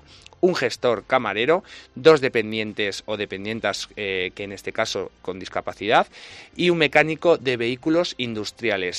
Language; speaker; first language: Spanish; native; Spanish